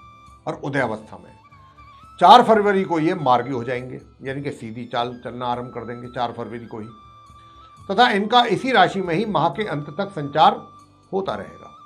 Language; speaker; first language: Hindi; native; Hindi